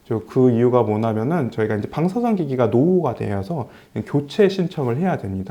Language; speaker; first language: Korean; native; Korean